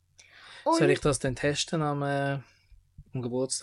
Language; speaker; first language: German; native; German